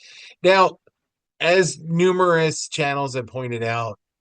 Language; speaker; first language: English; native; English